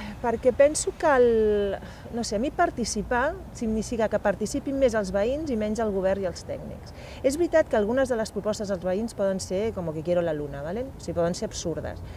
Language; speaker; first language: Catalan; non-native, local second language; Spanish